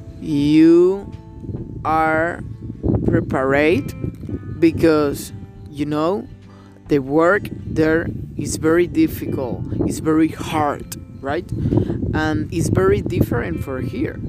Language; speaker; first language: English; non-native, learner; Spanish